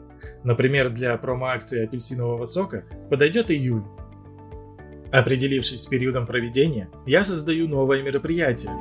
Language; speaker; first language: Russian; native; Russian